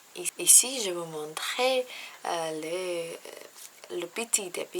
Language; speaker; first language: French; non-native, learner; Russian